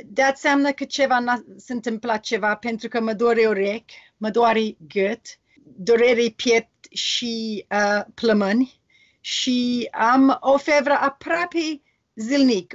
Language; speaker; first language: Romanian; non-native, learner; English